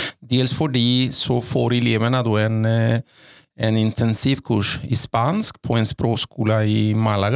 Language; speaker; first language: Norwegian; non-native, fluent; Greek